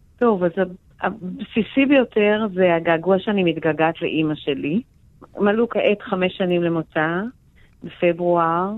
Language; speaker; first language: Hebrew; native; Hebrew